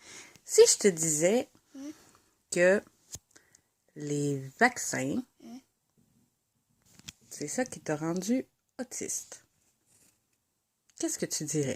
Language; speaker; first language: French; native; French